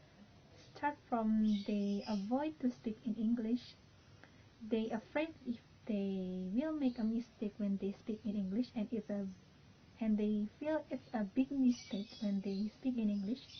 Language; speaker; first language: English; non-native, learner; Indonesian